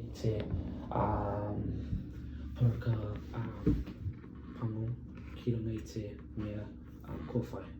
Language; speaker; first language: Māori; non-native, learner; English